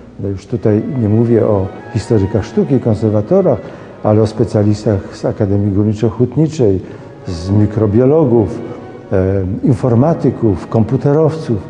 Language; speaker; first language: Polish; native; Polish